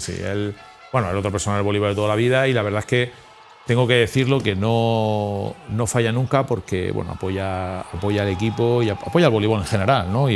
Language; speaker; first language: Spanish; native; Spanish